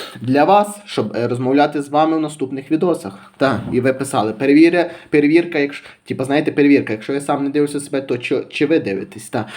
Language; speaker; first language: Ukrainian; native; Ukrainian